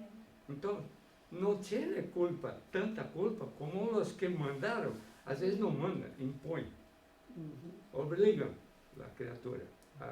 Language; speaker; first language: Spanish; non-native, fluent; Portuguese